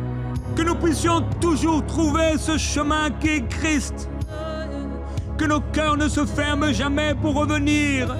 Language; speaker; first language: French; native; French